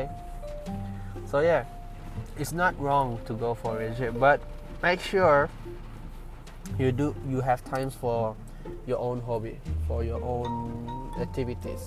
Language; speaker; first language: English; non-native, local second language; Malay